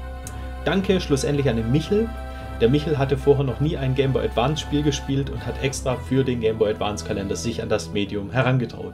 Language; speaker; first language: German; native; German